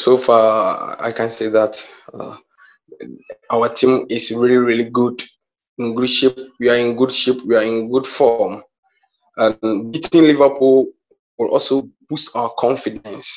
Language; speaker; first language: English; non-native, local second language; Akan